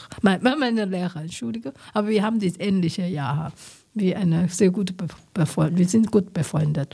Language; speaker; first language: German; non-native, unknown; Chinese